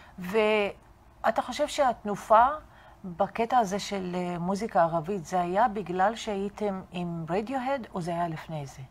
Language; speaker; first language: Hebrew; non-native, fluent; Arabic